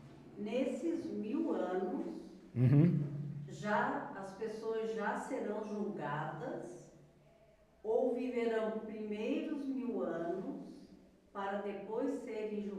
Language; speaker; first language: Portuguese; native; Portuguese